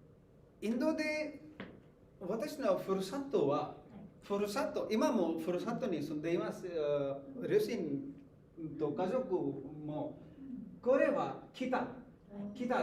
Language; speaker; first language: Japanese; non-native, learner; Hindi